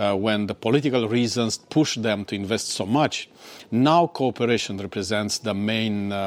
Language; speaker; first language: English; non-native, fluent; Romanian